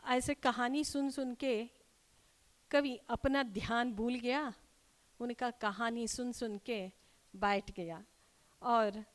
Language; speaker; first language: Hindi; non-native, local second language; Kannada